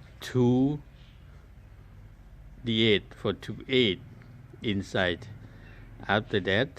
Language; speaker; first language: English; non-native, learner; Thai